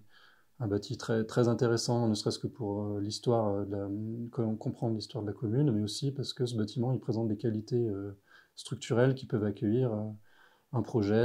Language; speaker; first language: French; native; French